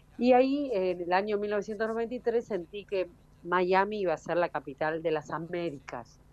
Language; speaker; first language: Spanish; native; Spanish